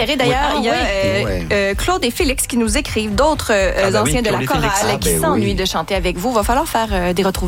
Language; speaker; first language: French; native; French